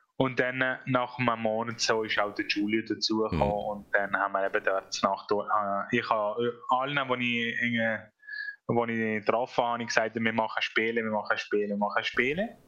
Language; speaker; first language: German; non-native, fluent; Italian